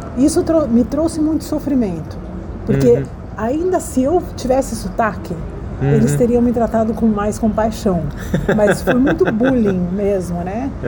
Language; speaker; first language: Portuguese; early bilingual, other home language; Spanish